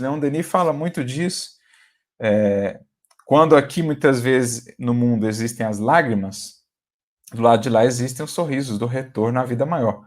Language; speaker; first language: Portuguese; native; Portuguese